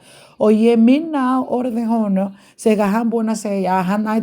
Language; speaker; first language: Icelandic; non-native, learner; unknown